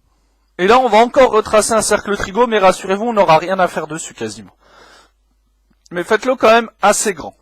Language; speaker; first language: French; native; French